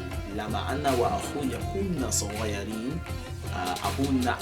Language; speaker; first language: Arabic; non-native, learner; English